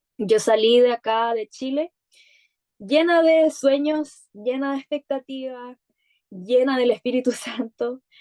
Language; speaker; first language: Spanish; native; Spanish